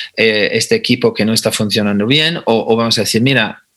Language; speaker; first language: Spanish; non-native, fluent; English